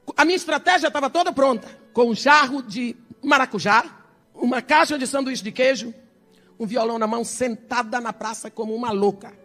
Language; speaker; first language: Portuguese; early bilingual, other home language; English